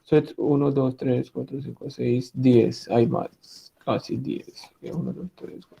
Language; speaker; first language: Spanish; non-native, fluent; Hindi